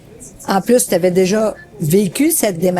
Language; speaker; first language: French; native; French